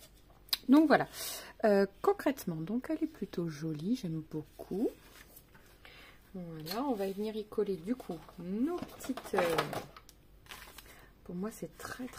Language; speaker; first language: French; native; French